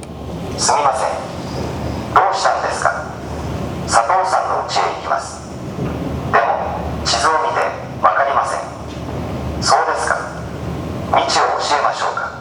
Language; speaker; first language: Japanese; non-native, learner; Bangla